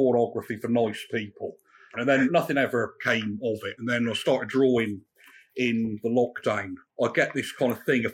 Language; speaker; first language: English; native; English